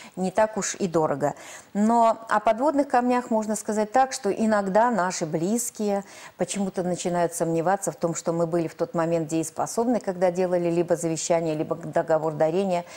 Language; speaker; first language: Russian; native; Russian